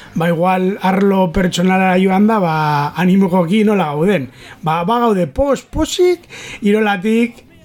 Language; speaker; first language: Basque; non-native, local second language; Spanish